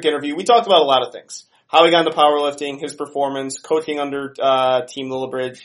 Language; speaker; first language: English; native; English